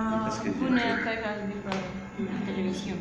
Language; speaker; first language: French; non-native, learner; Spanish